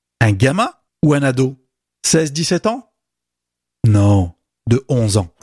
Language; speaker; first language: French; native; French